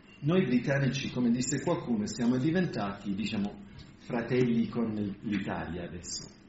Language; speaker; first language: Italian; non-native, fluent; English